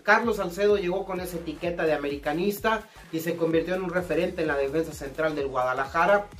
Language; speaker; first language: Spanish; native; Spanish